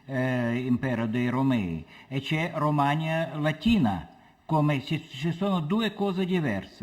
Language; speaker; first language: Italian; non-native, fluent; Russian